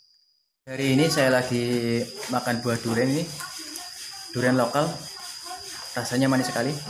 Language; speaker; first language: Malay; non-native, local second language; Javanese